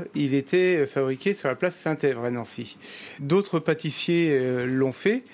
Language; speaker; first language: French; native; French